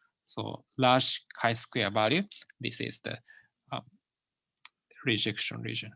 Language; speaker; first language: English; non-native, fluent; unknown